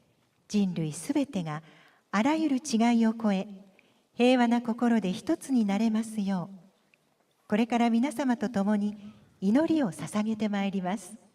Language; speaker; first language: Japanese; native; Japanese